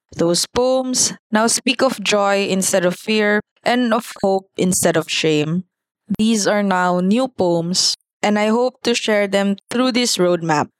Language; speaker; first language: English; non-native, local second language; Cebuano